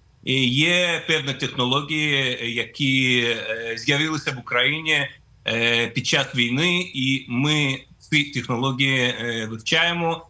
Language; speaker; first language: Ukrainian; non-native, fluent; Russian